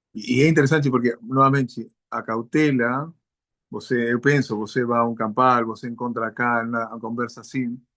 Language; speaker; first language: Portuguese; non-native, learner; Spanish